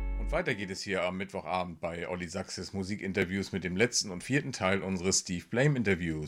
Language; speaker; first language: German; native; German